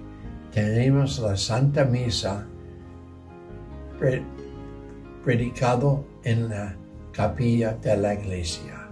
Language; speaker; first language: Spanish; non-native, learner; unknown